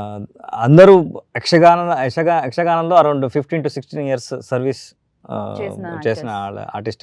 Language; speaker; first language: Telugu; non-native, learner; Kannada